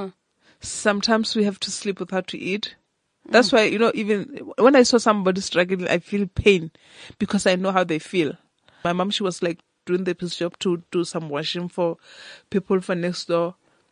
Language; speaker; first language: English; non-native, local second language; Northern Sotho